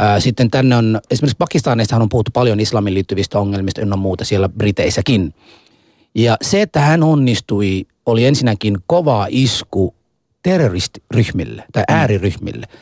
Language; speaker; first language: Finnish; non-native, fluent; Somali